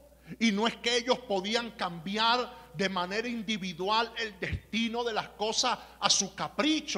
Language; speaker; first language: Spanish; native; Spanish